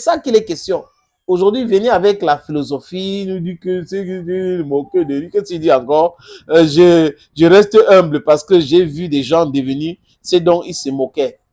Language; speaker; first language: French; non-native, local second language; English